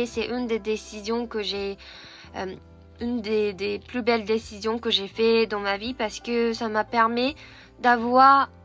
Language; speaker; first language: French; non-native, fluent; Japanese